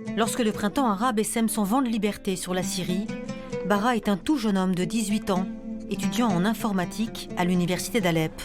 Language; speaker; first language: French; native; French